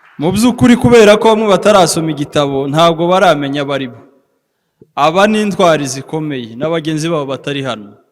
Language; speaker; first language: Kinyarwanda; native; Kinyarwanda